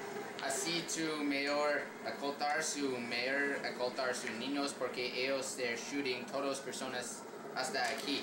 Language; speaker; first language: Spanish; non-native, learner; English